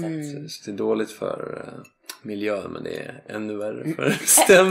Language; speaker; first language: Swedish; native; Swedish